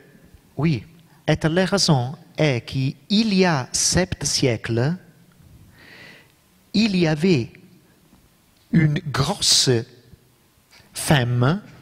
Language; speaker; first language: French; non-native, learner; Italian